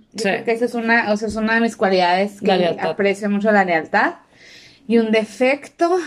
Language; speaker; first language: Spanish; early bilingual, heritage; Spanish